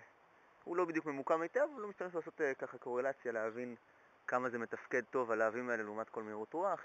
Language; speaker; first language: Hebrew; native; Hebrew